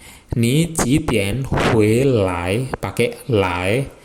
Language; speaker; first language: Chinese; non-native, fluent; Indonesian